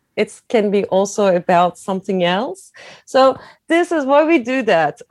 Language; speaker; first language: English; non-native, fluent; Turkish